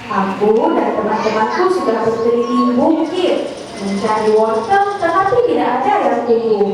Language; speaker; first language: Indonesian; native; Indonesian